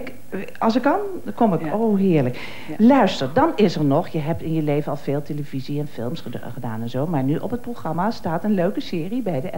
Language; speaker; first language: Dutch; native; Dutch